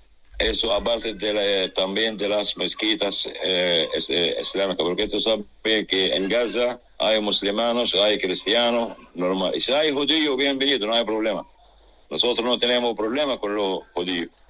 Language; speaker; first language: Spanish; non-native, fluent; Arabic